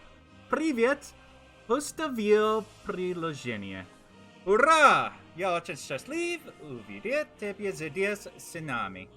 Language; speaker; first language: Russian; non-native, learner; English